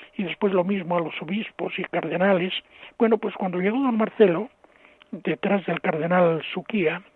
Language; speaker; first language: Spanish; native; Spanish